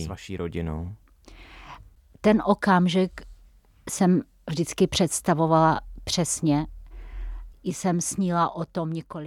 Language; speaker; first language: Czech; non-native, fluent; Tatar